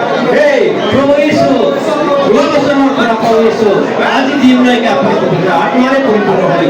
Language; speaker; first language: Hindi; non-native, local second language; Assamese